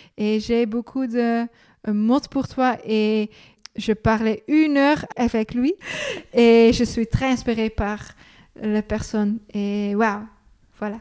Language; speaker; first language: French; non-native, learner; Dutch